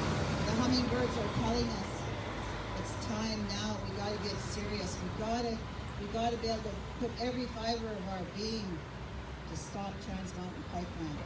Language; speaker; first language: English; native; English